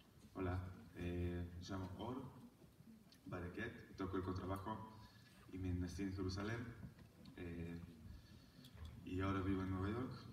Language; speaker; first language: Spanish; early bilingual, heritage; Spanish